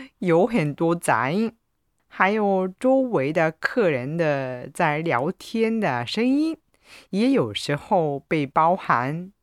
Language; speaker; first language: Chinese; non-native, fluent; Japanese